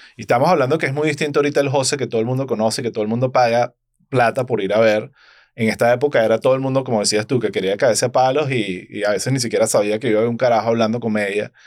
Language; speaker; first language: Spanish; native; Spanish